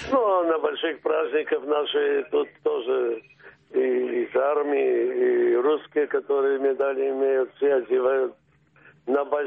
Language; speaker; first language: Russian; early bilingual, heritage; Russian